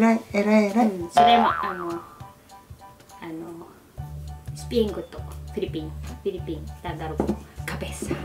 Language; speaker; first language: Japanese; non-native, learner; Filipino